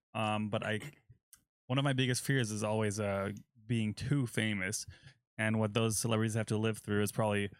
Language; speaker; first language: English; non-native, fluent; German